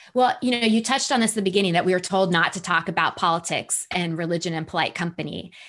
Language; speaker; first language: English; native; English